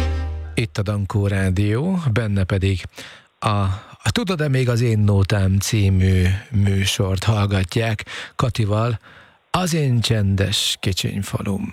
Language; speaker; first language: Hungarian; native; Hungarian